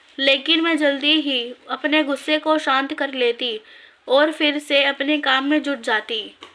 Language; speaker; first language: Hindi; native; Hindi